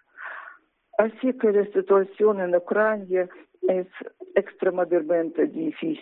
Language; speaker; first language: Spanish; non-native, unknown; Ukrainian